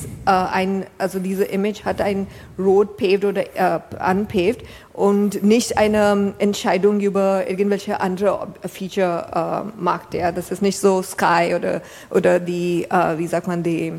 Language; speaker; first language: German; non-native, fluent; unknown